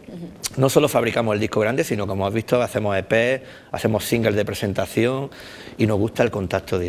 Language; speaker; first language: Spanish; native; Spanish